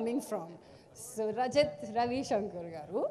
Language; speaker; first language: Telugu; native; Telugu